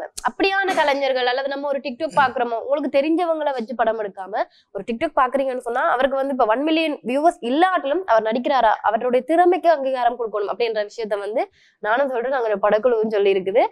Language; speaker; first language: Tamil; native; Tamil